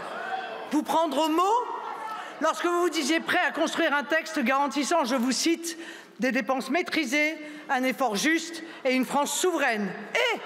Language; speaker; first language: French; native; French